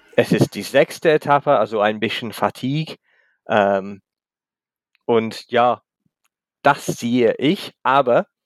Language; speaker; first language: German; non-native, learner; English